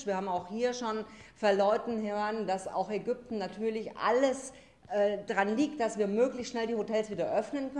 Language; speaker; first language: German; native; German